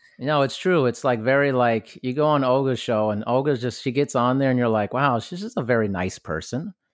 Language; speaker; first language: English; native; English